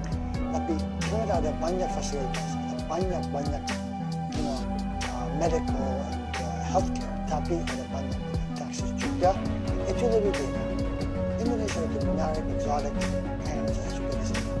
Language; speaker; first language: Indonesian; non-native, learner; English